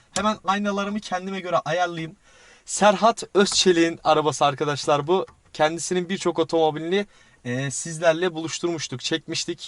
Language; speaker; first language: Turkish; native; Turkish